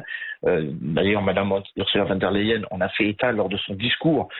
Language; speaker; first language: French; native; French